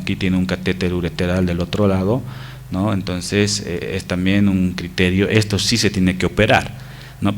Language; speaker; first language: Spanish; native; Spanish